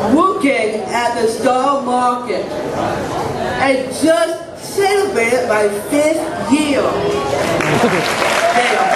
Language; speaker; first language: English; native; English